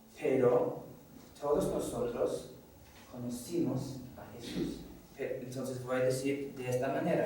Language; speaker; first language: Spanish; non-native, fluent; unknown